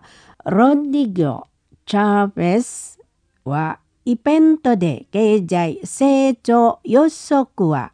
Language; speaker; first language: Japanese; non-native, fluent; Indonesian